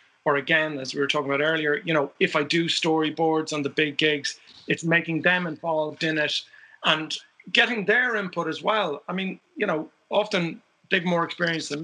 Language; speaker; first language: English; native; English